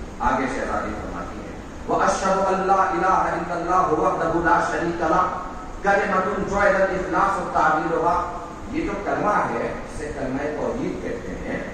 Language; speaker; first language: Urdu; native; Urdu